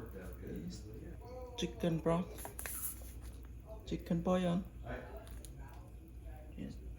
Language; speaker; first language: English; non-native, learner; Vietnamese